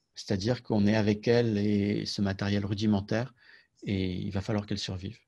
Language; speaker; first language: French; native; French